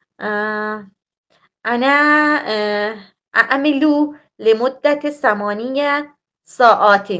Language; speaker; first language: Arabic; non-native, learner; Persian